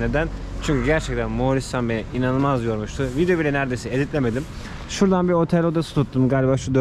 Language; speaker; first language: Turkish; native; Turkish